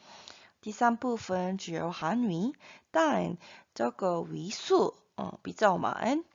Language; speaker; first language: Chinese; non-native, fluent; Korean